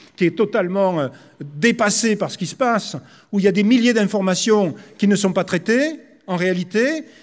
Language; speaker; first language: French; native; French